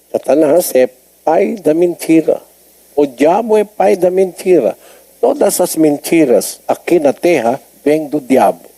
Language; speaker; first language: Portuguese; non-native, learner; Filipino